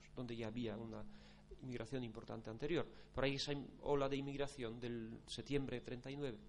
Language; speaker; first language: Spanish; non-native, fluent; Polish